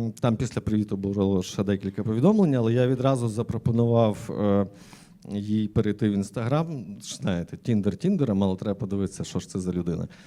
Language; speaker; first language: Ukrainian; native; Ukrainian